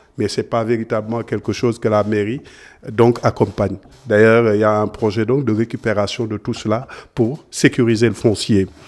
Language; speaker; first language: French; non-native, local second language; Serer